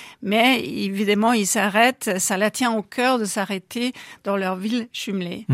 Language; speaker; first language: French; non-native, fluent; German